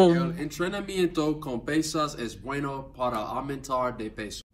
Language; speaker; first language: Spanish; non-native, learner; English